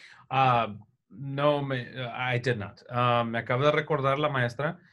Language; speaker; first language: English; early bilingual, other home language; Spanish